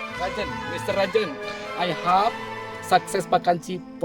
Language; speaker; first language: English; non-native, learner; Sundanese